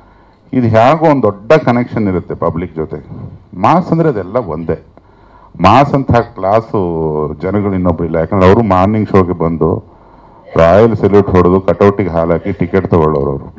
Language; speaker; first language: Kannada; native; Kannada